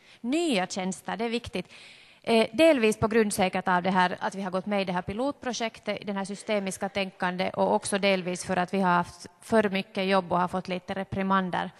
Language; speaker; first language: Swedish; native; Swedish